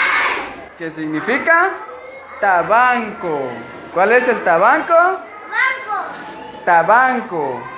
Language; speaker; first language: Spanish; non-native, local second language; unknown